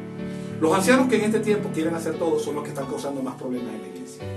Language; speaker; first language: Spanish; native; Spanish